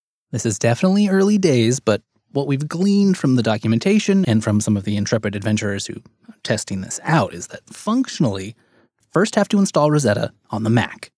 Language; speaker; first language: English; native; English